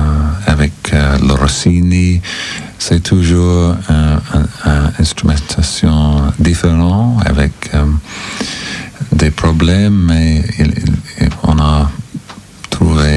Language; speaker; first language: French; non-native, fluent; English